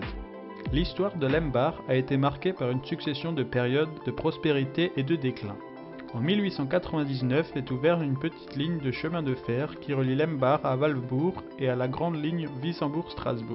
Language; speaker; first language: French; native; French